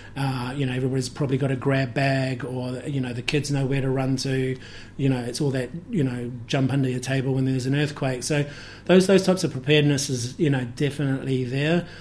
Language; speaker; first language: English; native; English